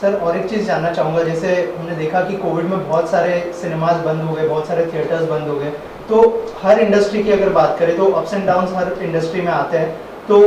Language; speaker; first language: Hindi; native; Hindi